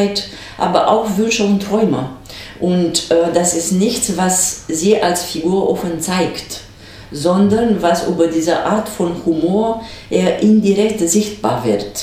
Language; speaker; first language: German; non-native, fluent; Romanian